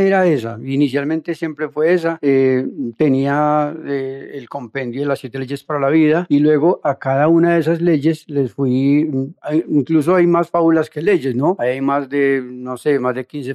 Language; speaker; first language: Spanish; native; Spanish